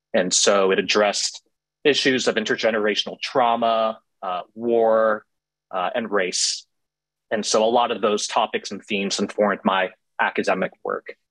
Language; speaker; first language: English; native; English